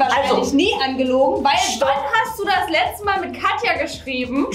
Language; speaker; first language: German; native; German